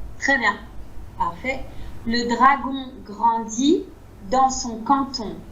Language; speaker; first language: French; native; French